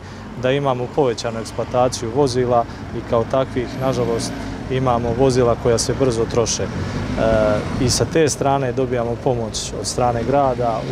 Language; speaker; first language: Serbian; native; Serbian